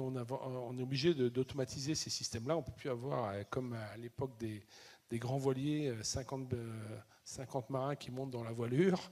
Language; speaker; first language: French; native; French